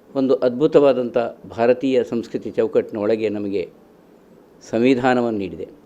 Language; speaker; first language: Kannada; non-native, local second language; Tulu